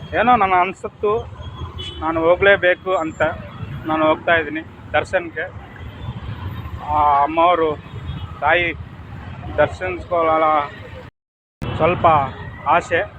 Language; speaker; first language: Kannada; non-native, learner; Telugu